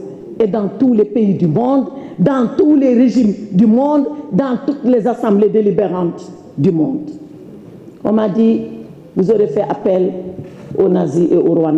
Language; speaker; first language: French; non-native, local second language; Wolof